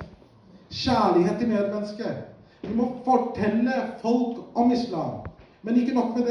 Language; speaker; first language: Norwegian; early bilingual, other home language; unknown